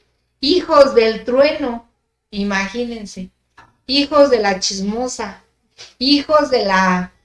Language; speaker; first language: Spanish; native; Spanish